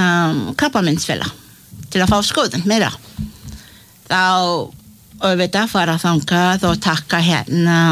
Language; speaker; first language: Icelandic; non-native, learner; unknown